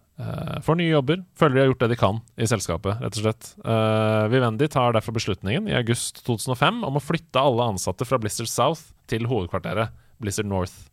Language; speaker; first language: Norwegian; native; Norwegian